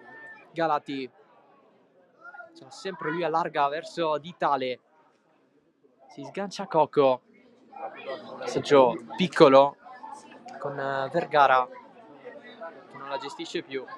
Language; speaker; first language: Italian; native; Italian